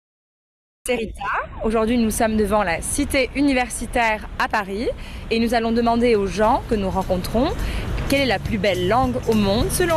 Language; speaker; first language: French; native; French